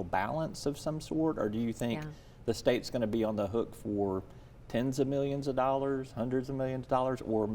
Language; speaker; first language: English; native; English